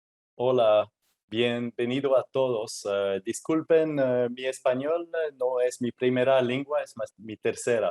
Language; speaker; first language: Spanish; non-native, fluent; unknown